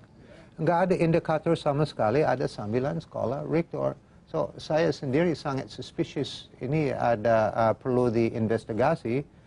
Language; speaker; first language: Indonesian; non-native, fluent; English